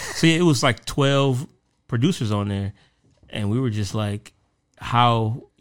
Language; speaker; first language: English; native; English